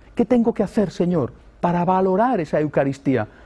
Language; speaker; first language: Spanish; native; Spanish